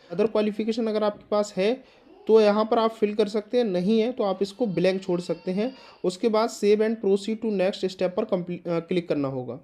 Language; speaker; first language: Hindi; native; Hindi